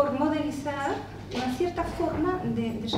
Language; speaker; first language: Spanish; native; Spanish